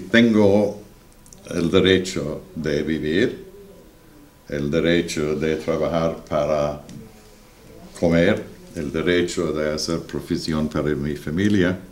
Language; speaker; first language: Spanish; non-native, learner; English